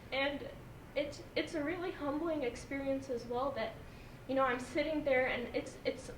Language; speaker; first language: English; early bilingual, other home language; Urdu